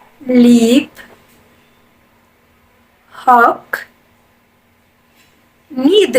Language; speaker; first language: German; non-native, learner; Hindi